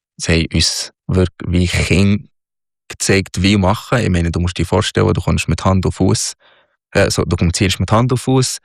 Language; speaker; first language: German; non-native, learner; Arabic